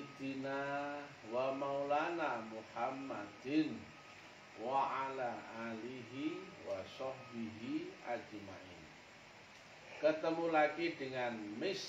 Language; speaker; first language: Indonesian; native; Indonesian